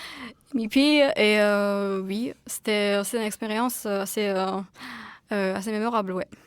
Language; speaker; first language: French; non-native, fluent; Georgian